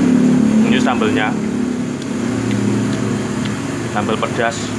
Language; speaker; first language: Indonesian; native; Indonesian